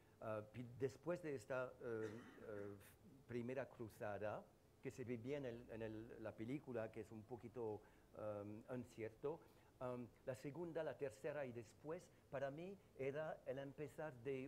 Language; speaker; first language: Spanish; non-native, fluent; French